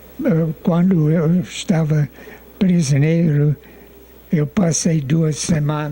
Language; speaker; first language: Portuguese; non-native, fluent; English